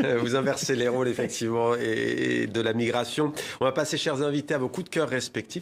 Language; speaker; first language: French; native; French